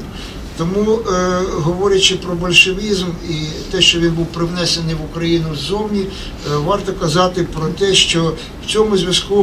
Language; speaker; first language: Ukrainian; native; Ukrainian